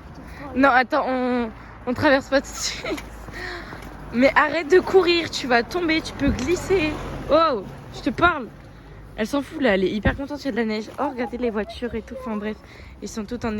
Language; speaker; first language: French; native; French